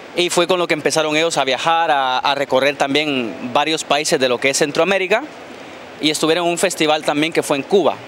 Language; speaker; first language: Spanish; native; Spanish